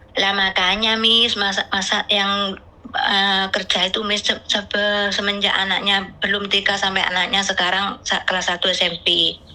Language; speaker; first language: Indonesian; non-native, local second language; Javanese